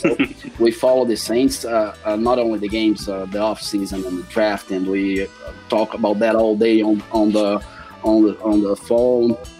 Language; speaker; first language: English; non-native, fluent; Portuguese